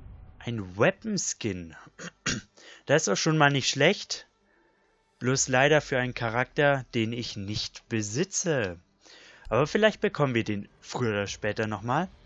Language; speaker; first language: German; native; German